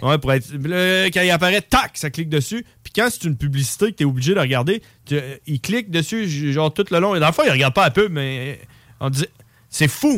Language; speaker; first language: French; native; French